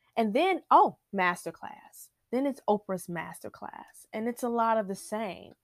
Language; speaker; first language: English; native; English